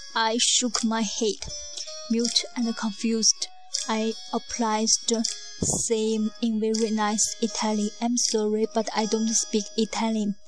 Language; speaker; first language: English; non-native, learner; Chinese